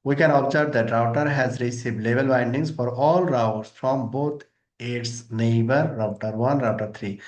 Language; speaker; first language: English; non-native, local second language; Bangla